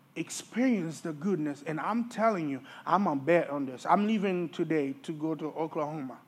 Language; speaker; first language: English; early bilingual, other home language; Haitian Creole